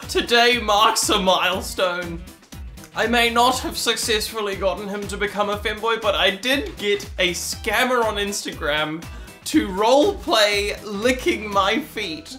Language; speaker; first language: English; native; English